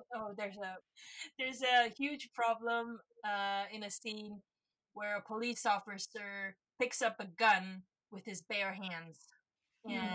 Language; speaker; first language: English; non-native, fluent; Estonian